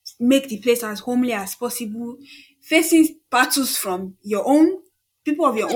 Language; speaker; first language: English; non-native, local second language; Yoruba